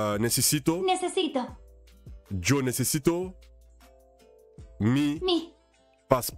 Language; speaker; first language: Spanish; non-native, learner; English